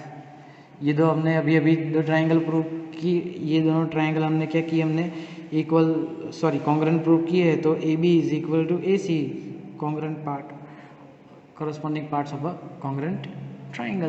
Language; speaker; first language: Hindi; native; Hindi